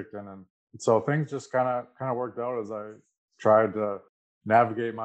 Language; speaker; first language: English; native; English